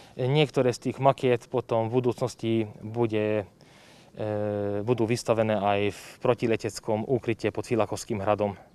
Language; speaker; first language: Slovak; non-native, local second language; Hungarian